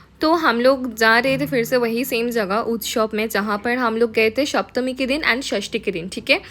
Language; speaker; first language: Hindi; non-native, local second language; Bangla